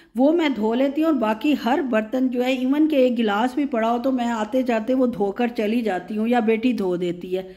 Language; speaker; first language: Hindi; native; Hindi